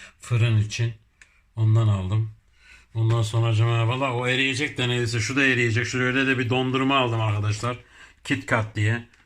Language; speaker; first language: Turkish; early bilingual, heritage; Turkish